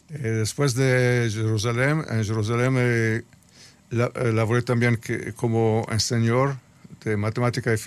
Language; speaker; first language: Spanish; early bilingual, heritage; Spanish